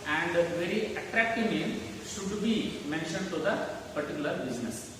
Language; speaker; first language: English; non-native, local second language; Kannada